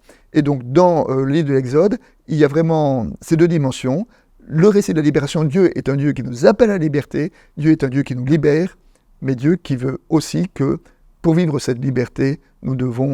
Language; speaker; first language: French; native; French